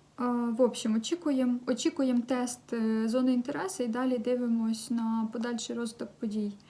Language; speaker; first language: Ukrainian; non-native, local second language; Russian